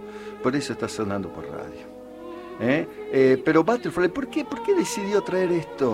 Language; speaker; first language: Spanish; native; Spanish